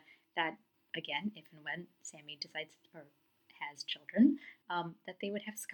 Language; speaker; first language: English; native; English